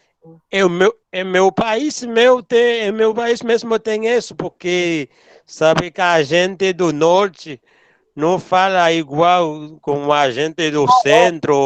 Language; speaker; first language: Portuguese; non-native, learner; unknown